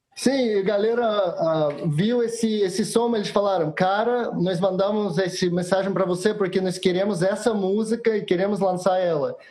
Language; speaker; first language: Portuguese; non-native, fluent; Russian